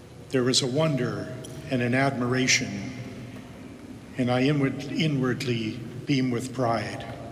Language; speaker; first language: English; native; English